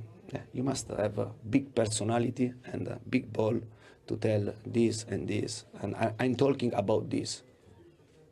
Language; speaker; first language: English; non-native, learner; Italian